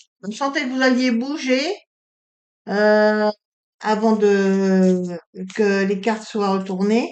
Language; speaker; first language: French; native; French